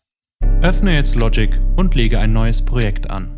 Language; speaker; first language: German; native; German